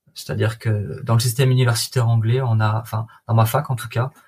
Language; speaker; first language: French; native; French